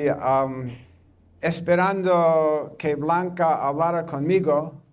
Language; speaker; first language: Spanish; non-native, fluent; English